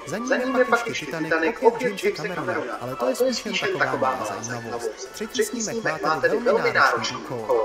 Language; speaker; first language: Czech; native; Czech